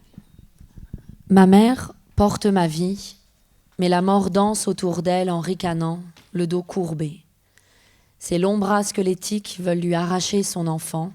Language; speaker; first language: French; early bilingual, other home language; Persian